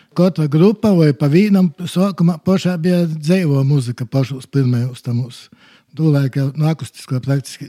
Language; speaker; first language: Latvian; native; Latvian